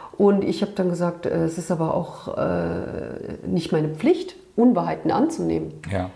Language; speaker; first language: German; early bilingual, other home language; Turkish